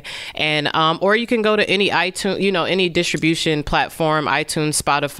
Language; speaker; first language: English; native; English